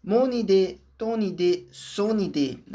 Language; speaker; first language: French; non-native, fluent; Portuguese